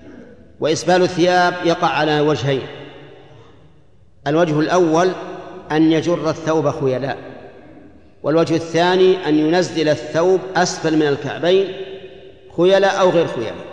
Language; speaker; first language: Arabic; native; Arabic